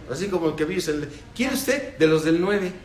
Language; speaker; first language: Spanish; native; Spanish